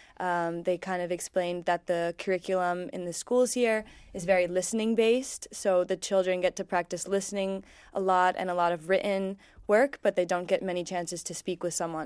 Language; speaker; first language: English; native; English